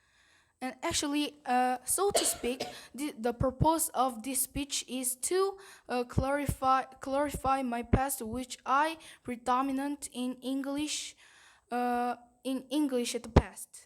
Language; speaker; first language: English; non-native, learner; Korean